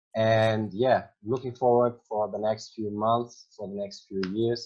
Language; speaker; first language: English; non-native, fluent; German